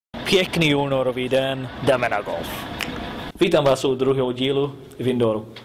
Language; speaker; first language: Czech; non-native, learner; English